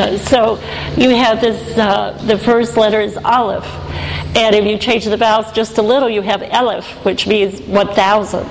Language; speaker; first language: English; native; English